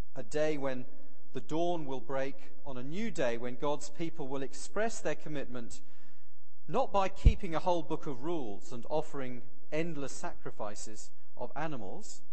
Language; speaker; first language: English; native; English